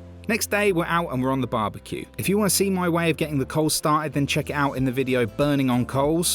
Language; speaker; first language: English; native; English